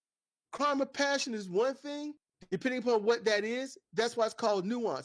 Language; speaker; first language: English; native; English